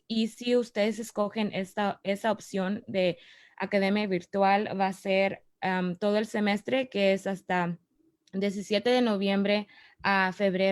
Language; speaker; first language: Spanish; early bilingual, other home language; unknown